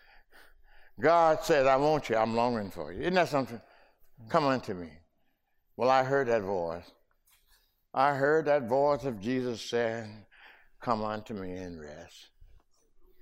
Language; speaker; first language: English; early bilingual, other home language; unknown